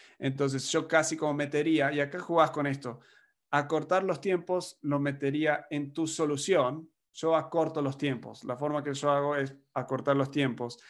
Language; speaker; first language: Spanish; non-native, fluent; English